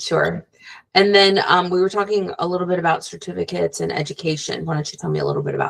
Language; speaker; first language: English; native; English